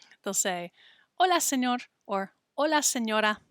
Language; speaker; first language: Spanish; non-native, fluent; English